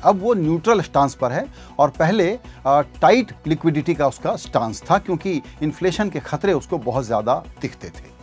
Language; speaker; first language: Hindi; native; Hindi